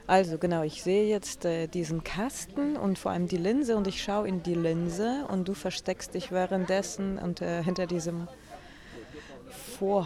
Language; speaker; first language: German; native; German